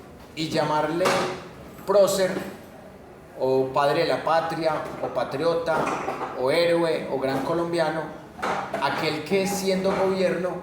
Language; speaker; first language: Spanish; native; Spanish